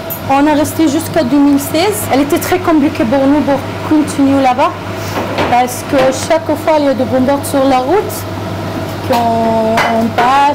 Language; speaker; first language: French; non-native, learner; Arabic